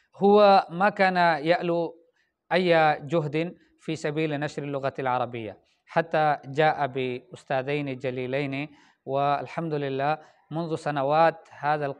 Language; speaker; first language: Arabic; non-native, fluent; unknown